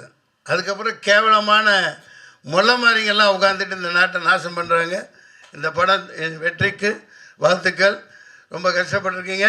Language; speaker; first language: Tamil; native; Tamil